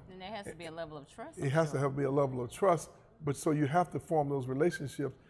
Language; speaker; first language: English; native; English